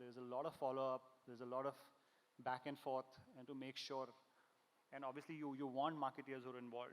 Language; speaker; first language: English; non-native, local second language; Hindi